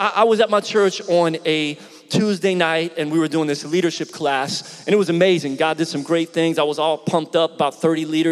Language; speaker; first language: English; native; English